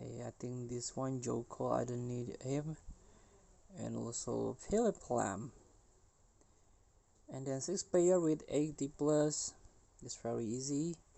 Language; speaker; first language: English; non-native, learner; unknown